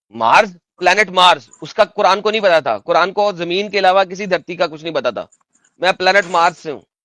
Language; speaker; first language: Urdu; non-native, local second language; Punjabi